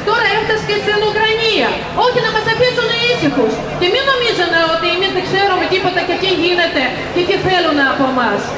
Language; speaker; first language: Greek; non-native, fluent; Russian